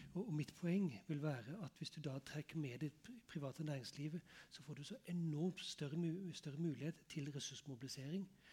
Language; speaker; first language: Norwegian; native; Norwegian